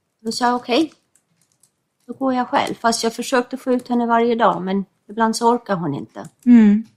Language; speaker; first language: Swedish; non-native, fluent; English